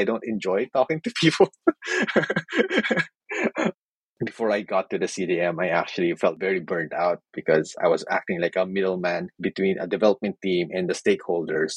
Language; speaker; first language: English; non-native, local second language; Filipino